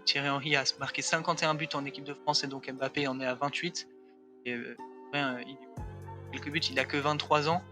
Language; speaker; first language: French; native; French